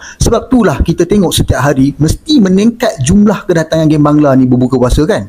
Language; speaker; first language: Malay; native; Malay